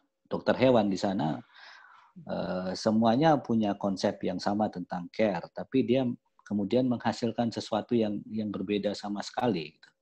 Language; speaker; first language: Indonesian; native; Indonesian